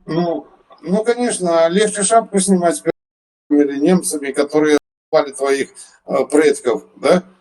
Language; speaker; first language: Russian; native; Russian